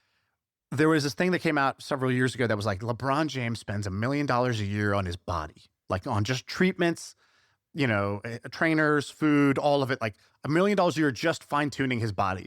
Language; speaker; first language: English; native; English